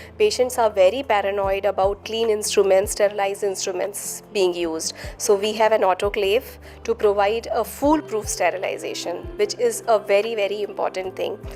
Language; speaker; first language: English; non-native, local second language; Hindi